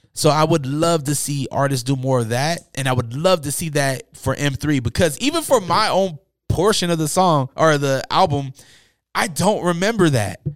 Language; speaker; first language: English; native; English